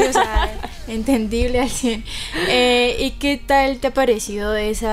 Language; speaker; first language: Spanish; native; Spanish